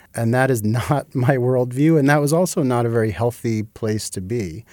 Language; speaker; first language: English; native; English